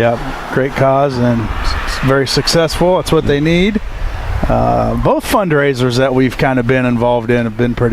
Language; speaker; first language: English; native; English